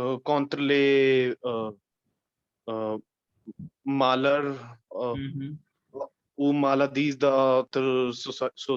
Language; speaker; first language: French; non-native, learner; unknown